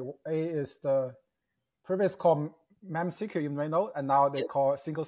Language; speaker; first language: English; non-native, fluent; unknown